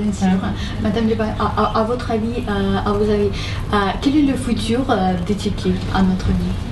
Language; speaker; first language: French; non-native, learner; Russian